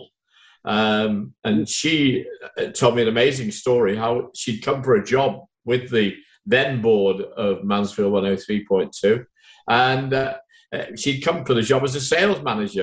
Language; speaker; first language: English; native; English